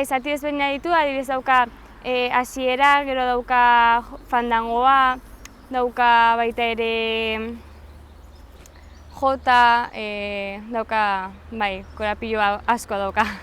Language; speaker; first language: Basque; non-native, local second language; Spanish